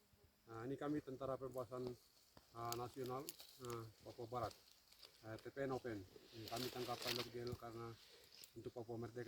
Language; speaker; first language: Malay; non-native, local second language; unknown